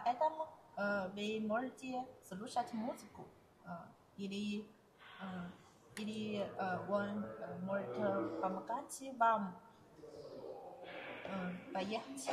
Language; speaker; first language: Russian; non-native, learner; Chinese